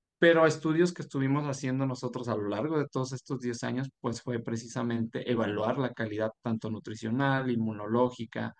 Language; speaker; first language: Spanish; native; Spanish